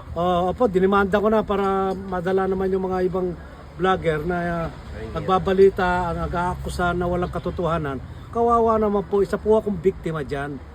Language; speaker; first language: Filipino; non-native, local second language; Pampanga